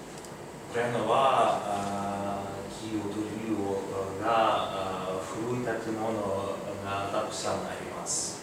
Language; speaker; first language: Japanese; non-native, learner; Ukrainian